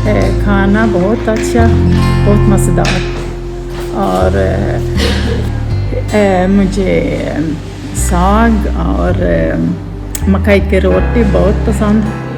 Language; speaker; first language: Hindi; non-native, learner; Swedish